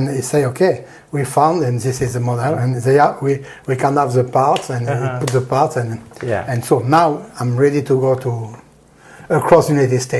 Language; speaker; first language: English; non-native, learner; French